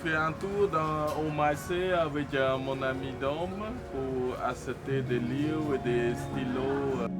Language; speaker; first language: French; non-native, learner; Khmer